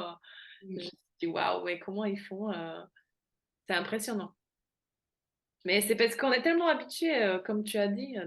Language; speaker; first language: French; non-native, fluent; Slovak